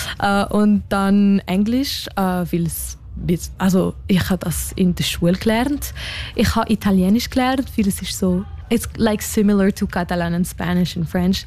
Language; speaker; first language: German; non-native, local second language; French